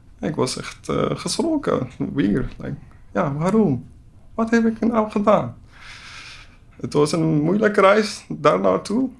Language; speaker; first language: Dutch; non-native, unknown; Persian